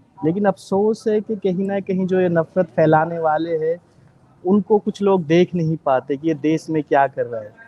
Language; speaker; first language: Hindi; native; Hindi